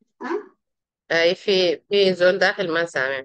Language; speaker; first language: Arabic; native; Arabic